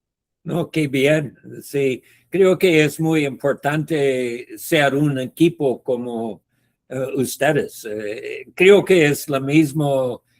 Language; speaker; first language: Spanish; non-native, learner; English